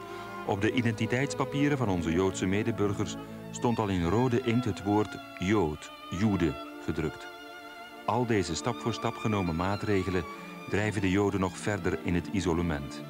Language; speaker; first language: Dutch; native; Dutch